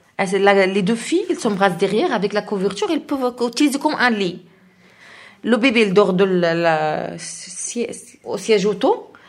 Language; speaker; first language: French; non-native, learner; Arabic